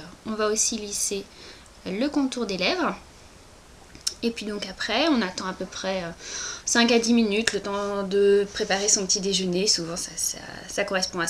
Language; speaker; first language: French; native; French